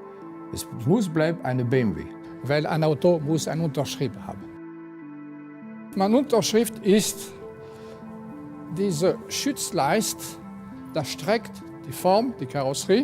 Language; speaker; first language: German; non-native, fluent; French